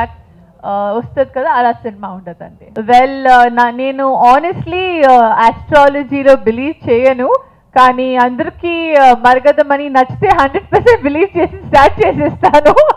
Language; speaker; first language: Telugu; non-native, fluent; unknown